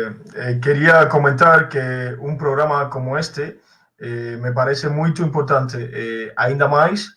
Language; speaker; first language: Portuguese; non-native, learner; Spanish